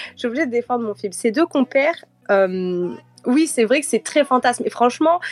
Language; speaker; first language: French; early bilingual, heritage; French